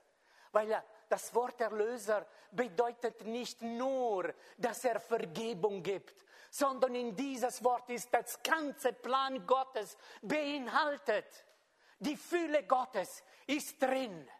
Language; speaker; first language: German; non-native, fluent; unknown